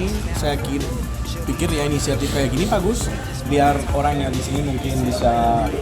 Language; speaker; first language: Indonesian; non-native, fluent; Spanish